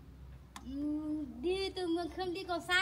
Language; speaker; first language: Vietnamese; non-native, local second language; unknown